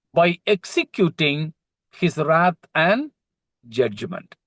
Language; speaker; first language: English; non-native, local second language; Malayalam